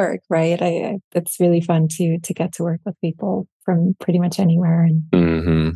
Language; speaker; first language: English; non-native, fluent; German